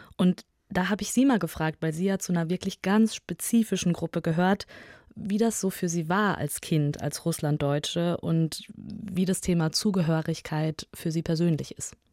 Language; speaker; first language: German; early bilingual, other home language; Russian